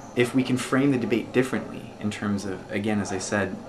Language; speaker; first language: English; native; English